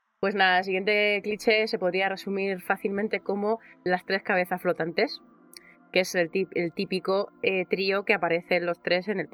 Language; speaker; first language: Spanish; native; Spanish